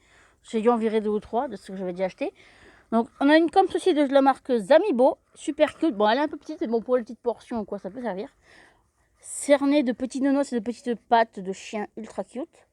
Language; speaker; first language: French; native; French